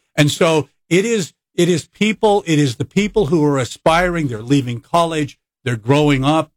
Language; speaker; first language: English; native; English